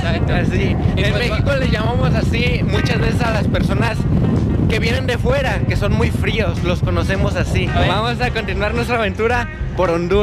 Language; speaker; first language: Spanish; native; Spanish